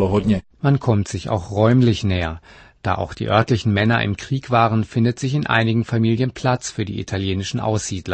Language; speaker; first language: German; native; German